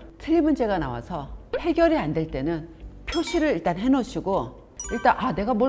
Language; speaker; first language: Korean; native; Korean